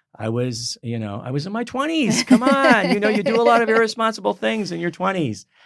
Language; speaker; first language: English; native; English